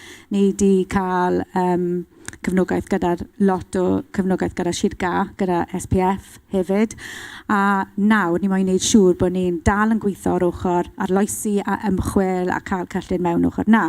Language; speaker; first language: Welsh; non-native, local second language; English